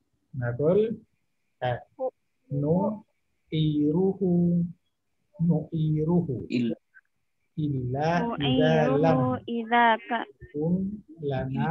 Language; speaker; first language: Arabic; non-native, fluent; Indonesian